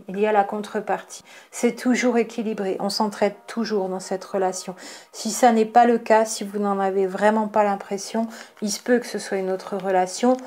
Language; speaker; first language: French; native; French